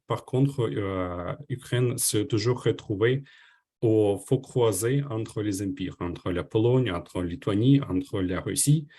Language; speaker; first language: French; non-native, fluent; Ukrainian